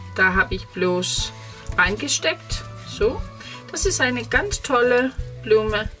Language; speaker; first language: German; non-native, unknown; Danish